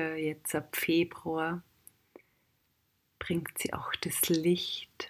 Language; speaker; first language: German; native; German